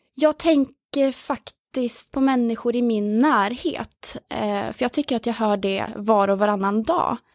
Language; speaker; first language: Swedish; non-native, fluent; Norwegian